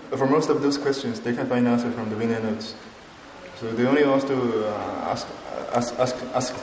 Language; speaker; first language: English; non-native, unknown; Chinese